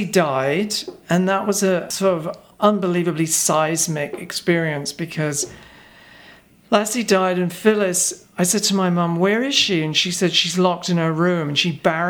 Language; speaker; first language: English; native; English